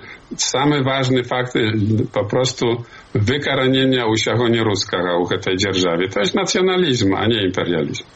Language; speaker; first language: Polish; non-native, learner; Belarusian